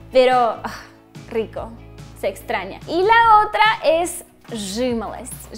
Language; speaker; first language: Spanish; non-native, fluent; Russian